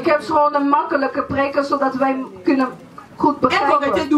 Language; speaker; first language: Dutch; non-native, fluent; Lingala